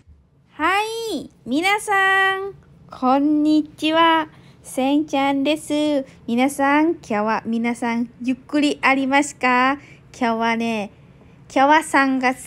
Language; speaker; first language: Japanese; non-native, learner; Thai